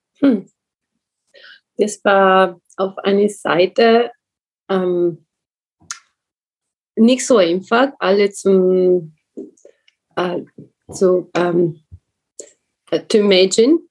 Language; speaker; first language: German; non-native, learner; Italian